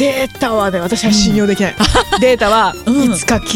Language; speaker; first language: Japanese; native; Japanese